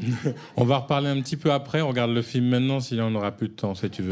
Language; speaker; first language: French; native; French